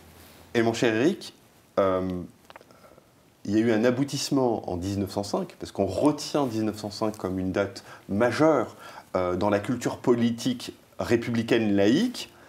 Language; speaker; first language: French; native; French